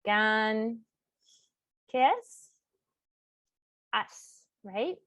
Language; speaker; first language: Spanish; non-native, fluent; English